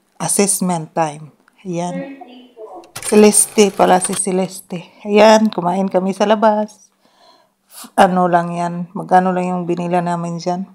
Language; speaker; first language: Filipino; non-native, local second language; Cebuano